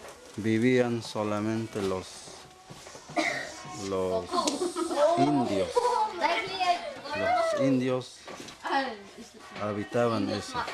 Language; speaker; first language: Spanish; non-native, local second language; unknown